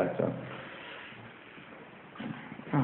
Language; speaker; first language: Spanish; non-native, learner; English